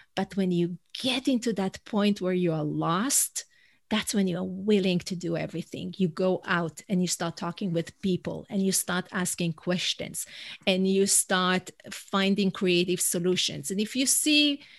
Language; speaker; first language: English; non-native, fluent; Hebrew